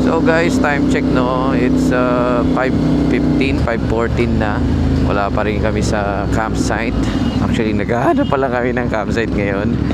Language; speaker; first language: Filipino; native; Filipino